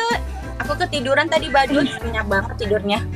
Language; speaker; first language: Indonesian; native; Indonesian